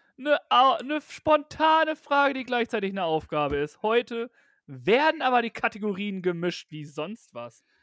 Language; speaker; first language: German; native; German